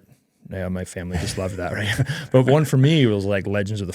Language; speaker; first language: English; native; English